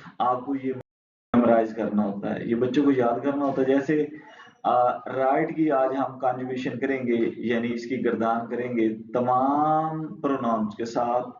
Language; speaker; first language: Urdu; non-native, local second language; Punjabi